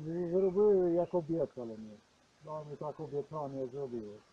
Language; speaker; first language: Polish; non-native, learner; Slovenian